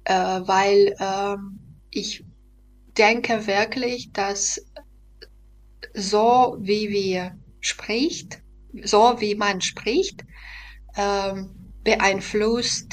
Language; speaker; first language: German; non-native, fluent; Belarusian